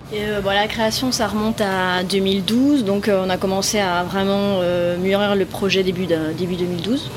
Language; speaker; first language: French; native; French